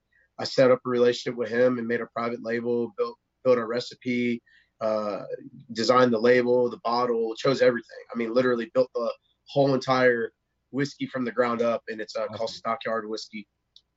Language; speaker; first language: English; native; English